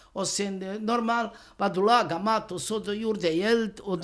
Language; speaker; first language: Swedish; non-native, learner; Romany